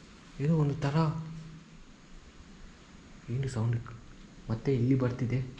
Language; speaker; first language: Kannada; non-native, local second language; Telugu